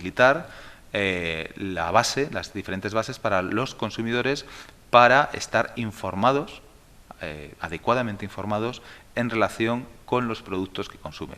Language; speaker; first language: Spanish; native; Spanish